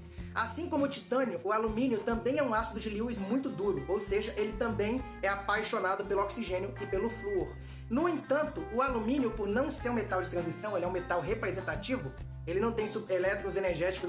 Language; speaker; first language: Portuguese; native; Portuguese